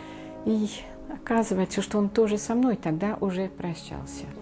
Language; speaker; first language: Russian; non-native, fluent; Dutch